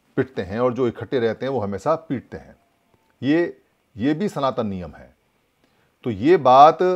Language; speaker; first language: Hindi; native; Hindi